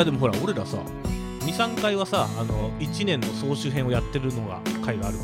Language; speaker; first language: Japanese; native; Japanese